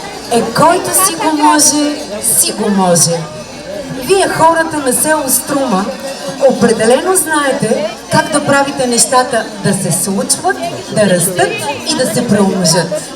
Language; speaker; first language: Bulgarian; native; Bulgarian